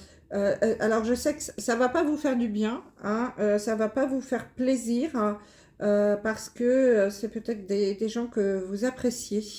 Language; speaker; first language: French; native; French